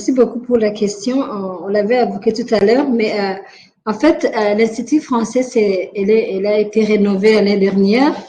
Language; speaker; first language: French; non-native, local second language; Rundi